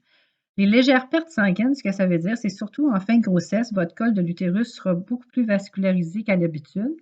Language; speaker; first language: French; native; French